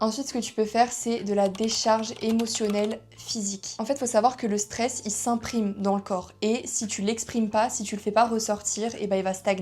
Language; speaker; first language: French; native; French